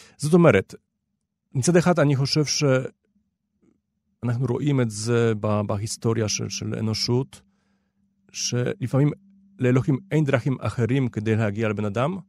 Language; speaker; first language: Hebrew; non-native, fluent; Polish